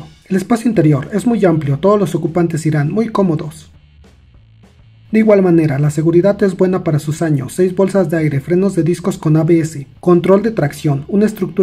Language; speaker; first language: Spanish; native; Spanish